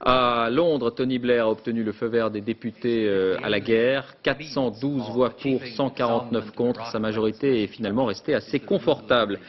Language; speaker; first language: French; native; French